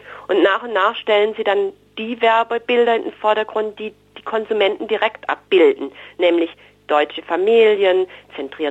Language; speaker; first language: German; native; German